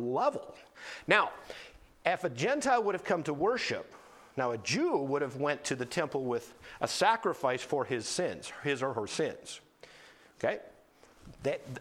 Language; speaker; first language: English; native; English